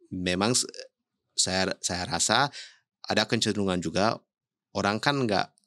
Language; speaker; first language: Indonesian; early bilingual, heritage; English